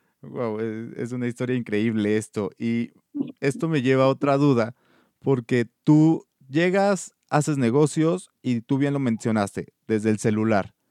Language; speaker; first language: Spanish; native; Spanish